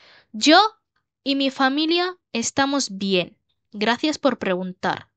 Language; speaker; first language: Spanish; non-native, learner; Bangla